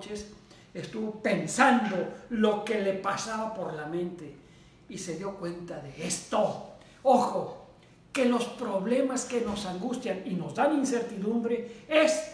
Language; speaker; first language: Spanish; native; Spanish